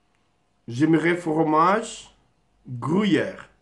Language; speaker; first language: French; non-native, learner; Portuguese